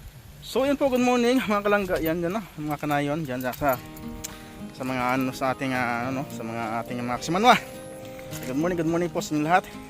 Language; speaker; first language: Filipino; non-native, local second language; Cebuano